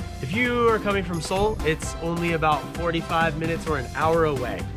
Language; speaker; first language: English; native; English